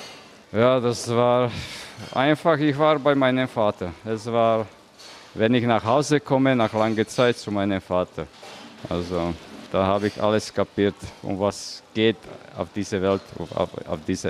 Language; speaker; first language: German; non-native, fluent; Slovak